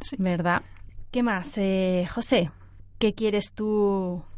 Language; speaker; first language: Spanish; native; Spanish